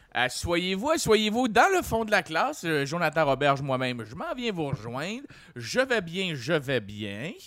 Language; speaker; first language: French; native; French